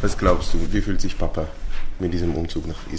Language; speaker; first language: German; non-native, fluent; Hebrew